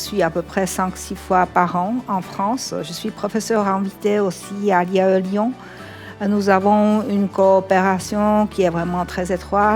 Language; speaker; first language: French; non-native, fluent; Czech